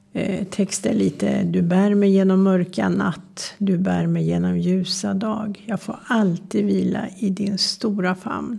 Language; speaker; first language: Swedish; native; Swedish